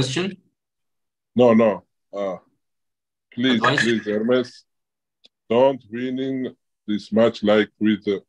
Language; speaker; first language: English; non-native, learner; Georgian